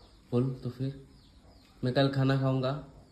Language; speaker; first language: Hindi; native; Hindi